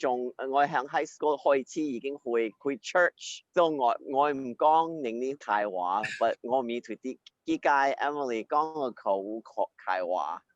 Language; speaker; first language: Cantonese; early bilingual, heritage; Cantonese